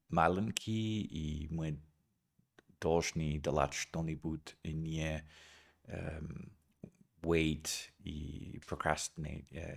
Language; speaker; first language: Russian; non-native, learner; English